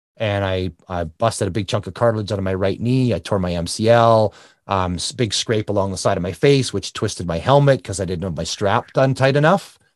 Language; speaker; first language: English; native; English